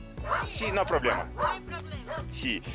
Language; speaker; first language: Spanish; non-native, learner; Russian